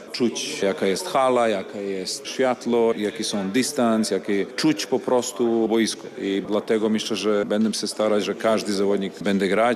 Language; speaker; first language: Polish; non-native, fluent; Serbian